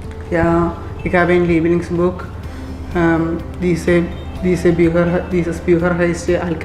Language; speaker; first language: German; non-native, learner; Malayalam